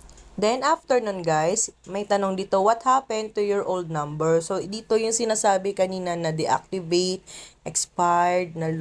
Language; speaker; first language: Filipino; native; Filipino